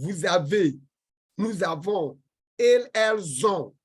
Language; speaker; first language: French; non-native, fluent; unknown